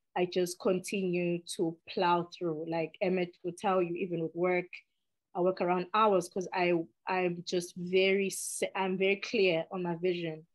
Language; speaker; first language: English; non-native, local second language; Xhosa